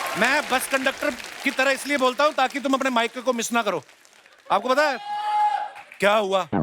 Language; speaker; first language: Hindi; non-native, local second language; Punjabi